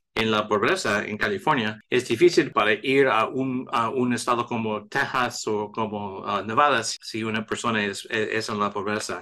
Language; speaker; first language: Spanish; early bilingual, heritage; English